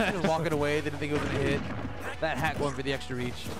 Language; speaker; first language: English; native; English